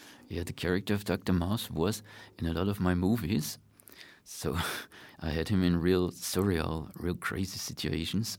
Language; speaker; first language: English; non-native, fluent; German